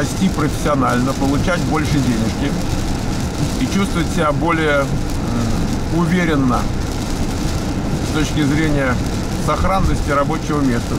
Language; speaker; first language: Russian; native; Russian